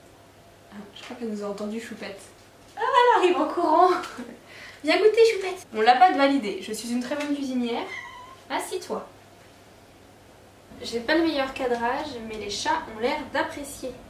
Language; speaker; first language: French; native; French